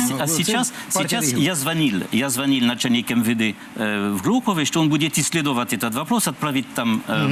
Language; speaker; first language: Russian; non-native, learner; French